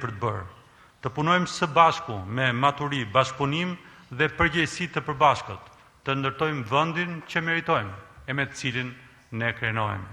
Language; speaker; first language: Albanian; native; Albanian